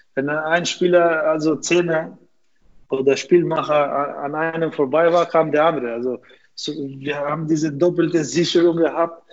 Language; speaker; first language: German; non-native, fluent; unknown